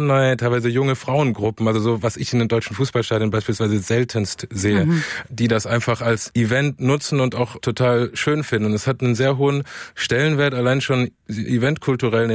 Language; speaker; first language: German; native; German